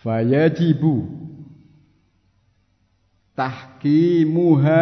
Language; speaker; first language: Arabic; non-native, fluent; Indonesian